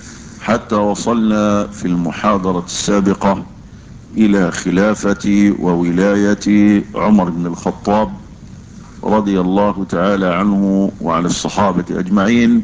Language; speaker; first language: Arabic; native; Arabic